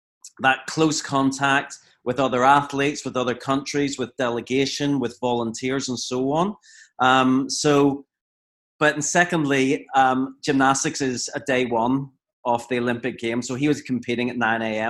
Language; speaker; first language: English; native; English